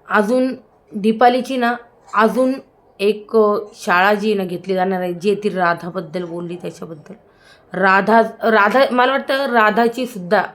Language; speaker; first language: Marathi; native; Marathi